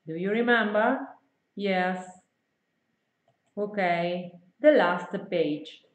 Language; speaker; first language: English; non-native, fluent; Italian